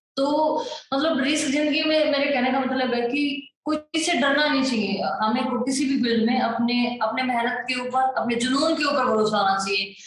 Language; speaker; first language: Hindi; native; Hindi